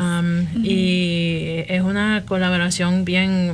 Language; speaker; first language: Spanish; early bilingual, heritage; Spanish